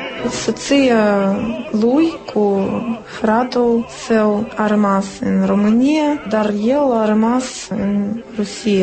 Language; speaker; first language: Romanian; non-native, local second language; Russian